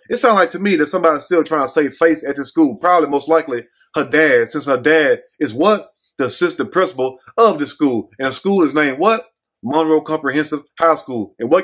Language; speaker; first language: English; native; English